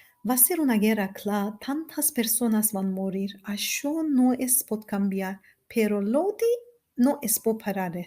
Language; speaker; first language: Catalan; non-native, learner; Turkish